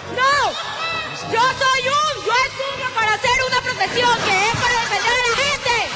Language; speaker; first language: Spanish; native; Spanish